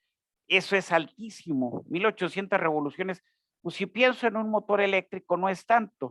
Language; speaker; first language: Spanish; native; Spanish